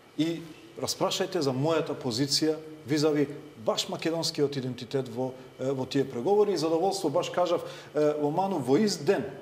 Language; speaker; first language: Macedonian; non-native, local second language; Albanian